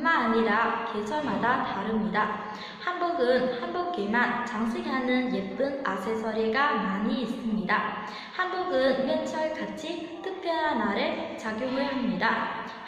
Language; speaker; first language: Korean; non-native, fluent; Vietnamese